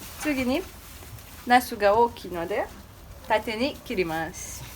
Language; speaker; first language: Japanese; non-native, fluent; Serbian